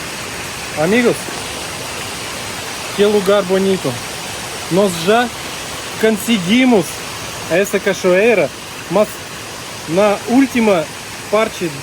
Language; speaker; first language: Portuguese; non-native, learner; Russian